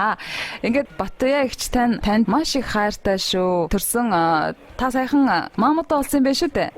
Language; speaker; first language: Mongolian; native; Mongolian